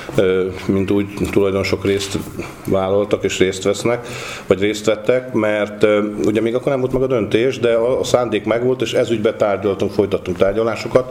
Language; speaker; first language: Hungarian; native; Hungarian